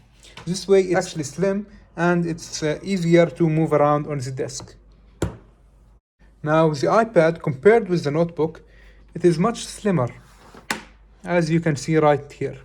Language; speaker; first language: English; non-native, fluent; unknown